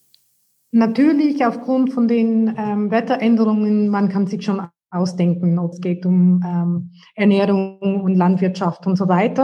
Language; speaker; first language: German; non-native, fluent; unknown